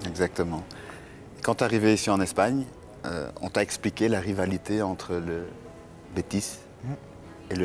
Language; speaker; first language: French; native; French